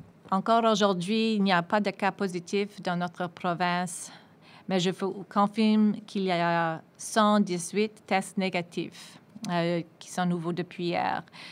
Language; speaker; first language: French; non-native, fluent; English